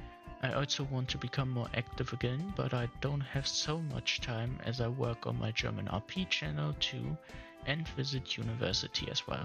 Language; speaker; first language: English; non-native, fluent; German